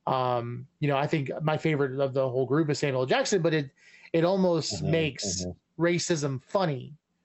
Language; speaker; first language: English; native; English